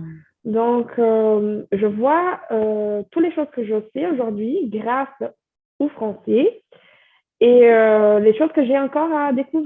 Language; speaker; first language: French; non-native, fluent; Portuguese